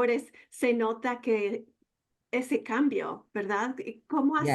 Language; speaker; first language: Spanish; non-native, fluent; English